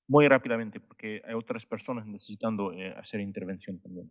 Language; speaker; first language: Spanish; non-native, fluent; Haitian Creole